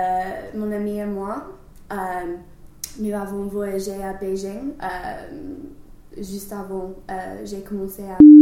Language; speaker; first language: French; non-native, learner; English